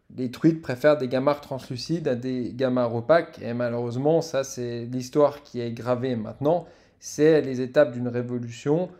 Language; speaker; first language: French; native; French